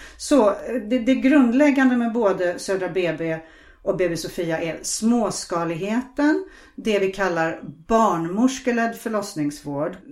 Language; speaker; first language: Swedish; non-native, fluent; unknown